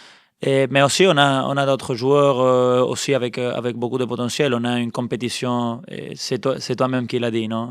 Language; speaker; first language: French; non-native, fluent; Spanish